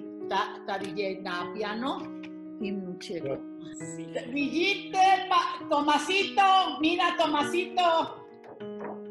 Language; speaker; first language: Czech; non-native, learner; Spanish